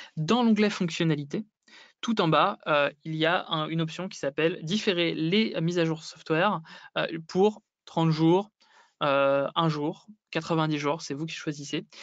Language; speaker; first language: French; native; French